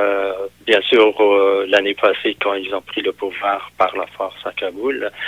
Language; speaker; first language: French; non-native, fluent; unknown